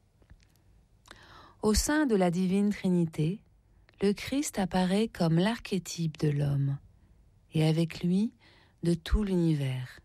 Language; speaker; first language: French; native; French